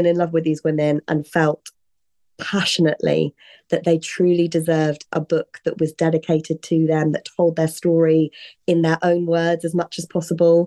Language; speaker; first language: English; native; English